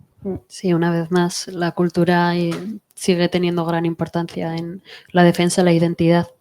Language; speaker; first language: Spanish; native; Spanish